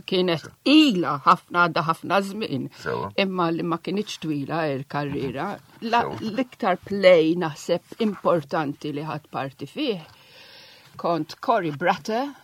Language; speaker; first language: Maltese; non-native, local second language; Italian